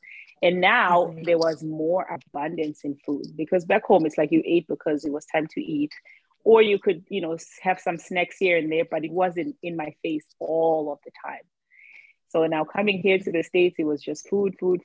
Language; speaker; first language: English; non-native, local second language; Swati